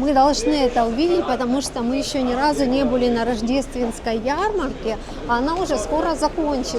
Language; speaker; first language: Russian; native; Russian